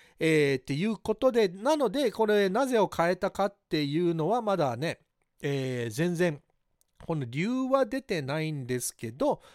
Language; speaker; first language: Japanese; early bilingual, heritage; Japanese